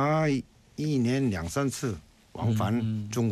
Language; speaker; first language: Chinese; non-native, fluent; Korean